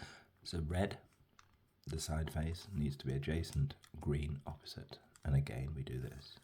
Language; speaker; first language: English; native; English